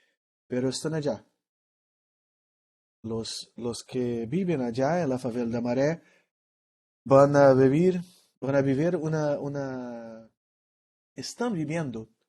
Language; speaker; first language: Spanish; non-native, learner; Portuguese